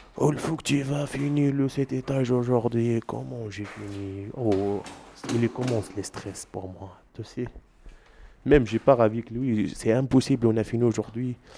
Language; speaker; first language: French; non-native, learner; Arabic